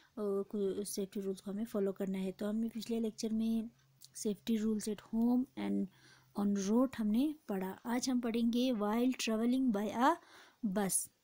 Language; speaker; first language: Hindi; non-native, local second language; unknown